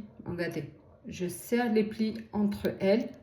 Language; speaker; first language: French; native; French